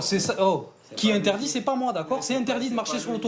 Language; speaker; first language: French; native; French